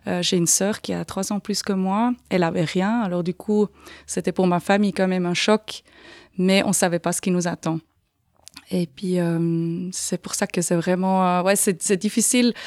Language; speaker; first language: French; non-native, fluent; Swiss German